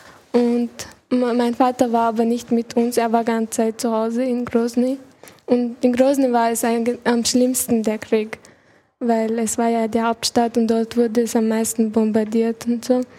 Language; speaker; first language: German; early bilingual, other home language; Chechen